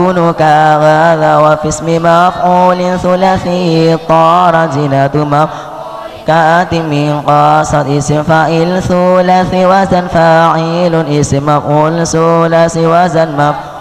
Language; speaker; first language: Arabic; non-native, learner; Javanese